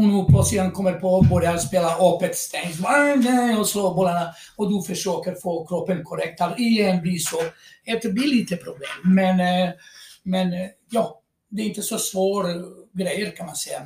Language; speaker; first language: Swedish; non-native, fluent; Croatian